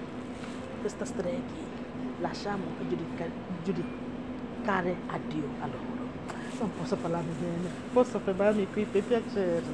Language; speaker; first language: Italian; non-native, learner; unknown